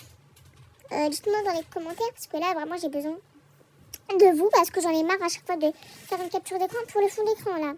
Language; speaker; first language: French; native; French